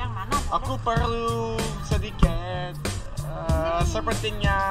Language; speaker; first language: Indonesian; non-native, learner; English